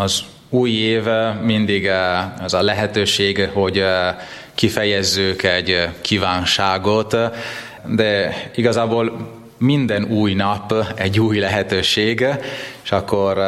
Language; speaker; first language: Hungarian; non-native, fluent; Italian